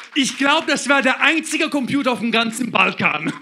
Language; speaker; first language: German; non-native, fluent; Croatian